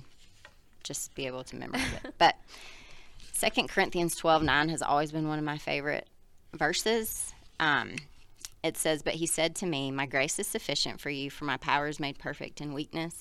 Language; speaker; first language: English; native; English